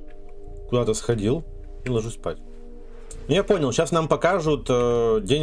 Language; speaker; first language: Russian; native; Russian